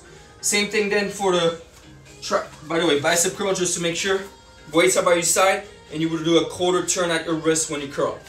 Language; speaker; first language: English; native; English